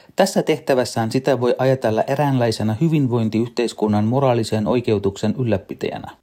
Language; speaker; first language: Finnish; non-native, fluent; Sinhala